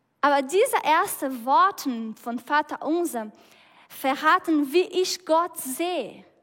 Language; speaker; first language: German; non-native, fluent; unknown